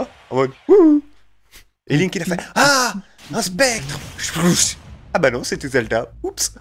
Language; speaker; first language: French; native; French